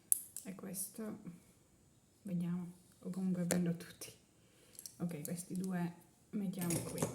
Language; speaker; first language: Italian; non-native, learner; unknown